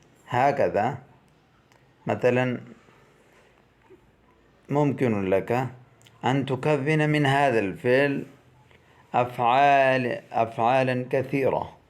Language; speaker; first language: Arabic; non-native, fluent; Urdu